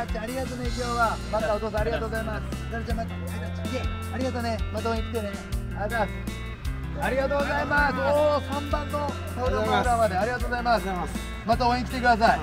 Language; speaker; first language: Japanese; native; Japanese